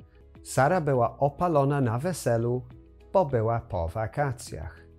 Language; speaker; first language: Polish; non-native, fluent; English